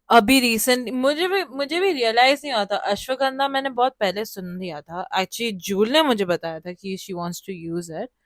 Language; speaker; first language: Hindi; early bilingual, heritage; Hindi